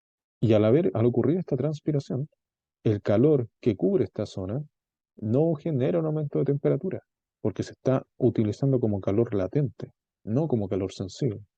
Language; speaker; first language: Spanish; native; Spanish